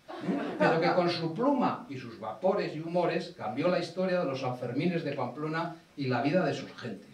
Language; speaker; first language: Spanish; native; Spanish